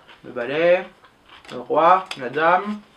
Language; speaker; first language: French; native; French